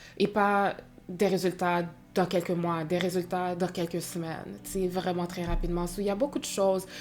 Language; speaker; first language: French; native; French